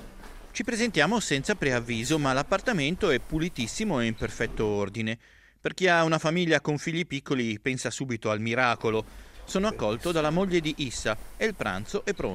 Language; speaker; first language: Italian; native; Italian